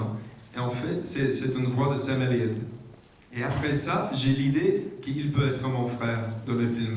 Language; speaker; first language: French; non-native, learner; English